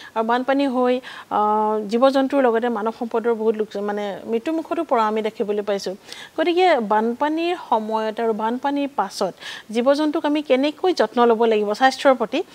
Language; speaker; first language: Assamese; native; Assamese